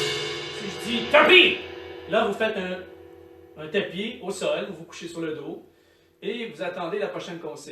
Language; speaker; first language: French; native; French